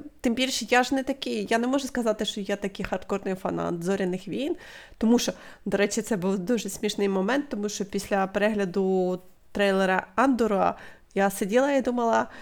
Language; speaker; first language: Ukrainian; non-native, local second language; Russian